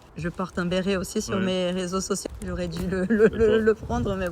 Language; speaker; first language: French; non-native, fluent; Portuguese